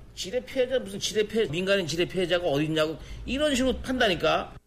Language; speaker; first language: Korean; native; Korean